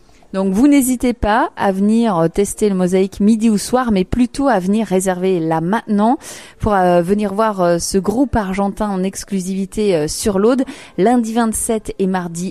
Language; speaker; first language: French; native; French